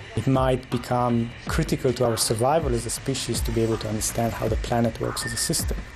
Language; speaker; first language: English; non-native, fluent; Romanian